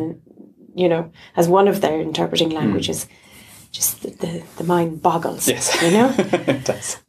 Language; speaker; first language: English; native; English